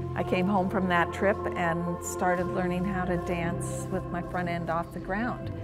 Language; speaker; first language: English; native; English